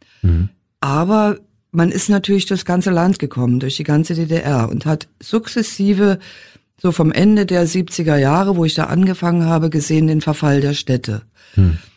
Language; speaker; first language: German; native; German